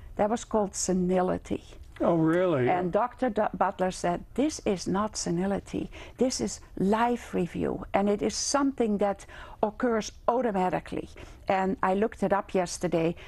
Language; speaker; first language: English; non-native, fluent; Dutch